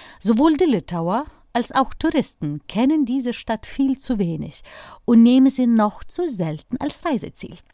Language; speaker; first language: German; non-native, fluent; Lithuanian